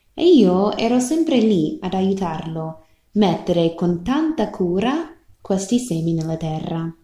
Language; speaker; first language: Italian; non-native, fluent; English